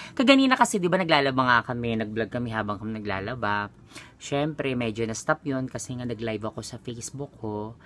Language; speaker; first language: Filipino; native; Filipino